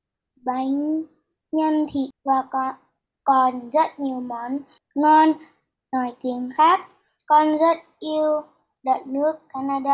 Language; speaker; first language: Vietnamese; early bilingual, heritage; Vietnamese